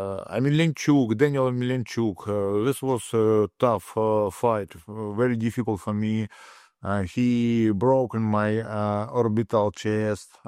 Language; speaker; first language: English; non-native, learner; Russian